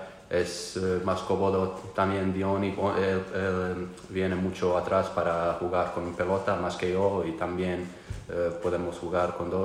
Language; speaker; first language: Spanish; non-native, learner; Croatian